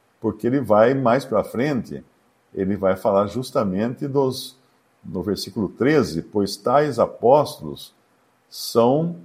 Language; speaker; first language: Portuguese; native; Portuguese